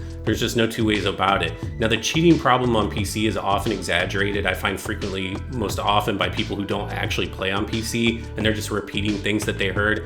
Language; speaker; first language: English; native; English